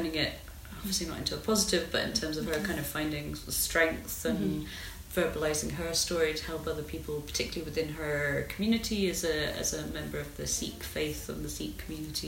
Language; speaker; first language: English; native; English